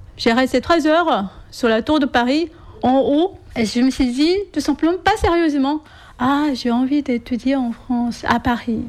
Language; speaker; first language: French; non-native, fluent; Korean